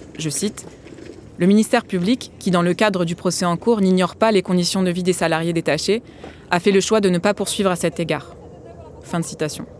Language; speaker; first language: French; native; French